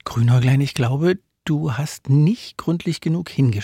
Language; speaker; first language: German; native; German